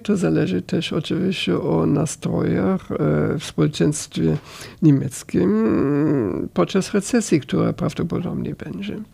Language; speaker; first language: Polish; non-native, fluent; German